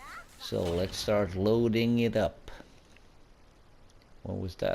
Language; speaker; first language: English; non-native, fluent; Swedish